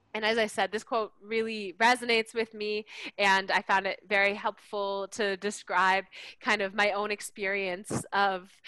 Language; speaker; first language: English; native; English